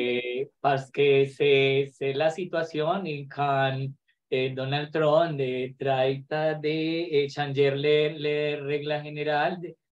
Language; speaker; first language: French; non-native, learner; Spanish